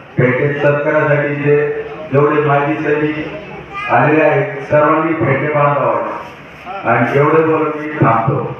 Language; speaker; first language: Marathi; native; Marathi